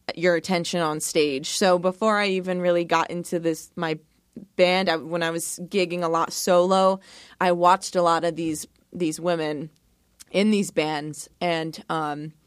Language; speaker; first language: English; native; English